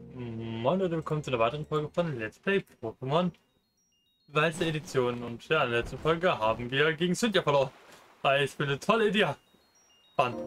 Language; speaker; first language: German; native; German